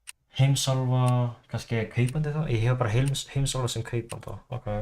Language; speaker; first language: Icelandic; non-native, learner; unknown